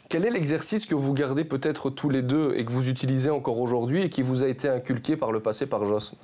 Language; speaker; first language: French; native; French